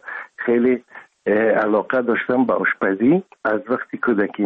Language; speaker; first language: Persian; non-native, local second language; Russian